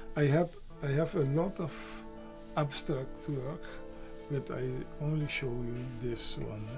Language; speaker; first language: English; non-native, learner; Papiamento